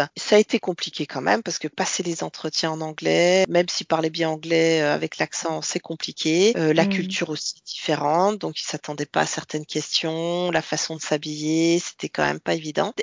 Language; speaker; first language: French; native; French